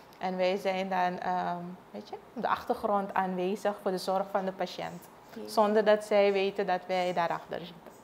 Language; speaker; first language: Dutch; native; Dutch